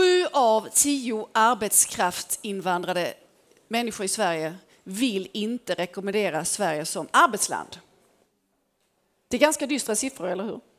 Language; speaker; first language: Swedish; native; Swedish